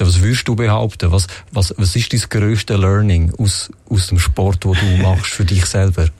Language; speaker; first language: German; native; German